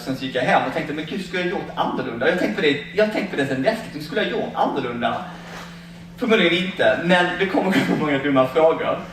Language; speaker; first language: Swedish; native; Swedish